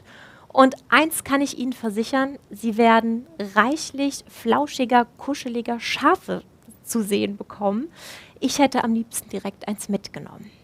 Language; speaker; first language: German; native; German